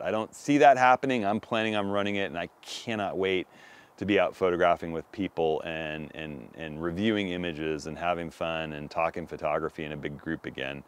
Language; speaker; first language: English; native; English